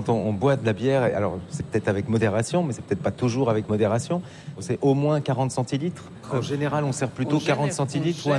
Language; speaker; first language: French; native; French